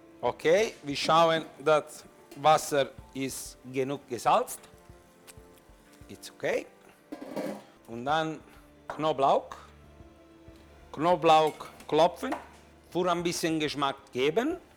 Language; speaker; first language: German; non-native, learner; Italian